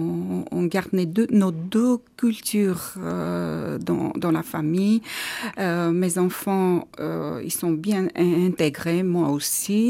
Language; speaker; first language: French; non-native, learner; Armenian